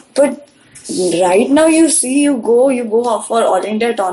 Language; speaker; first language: English; non-native, local second language; Marathi